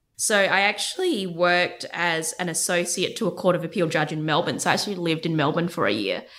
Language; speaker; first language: English; native; English